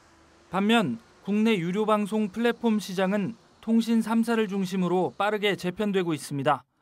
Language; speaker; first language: Korean; native; Korean